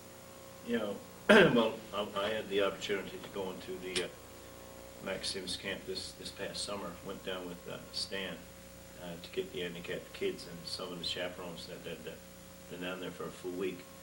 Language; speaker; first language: English; native; English